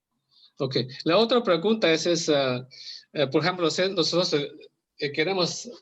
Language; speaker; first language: Spanish; non-native, learner; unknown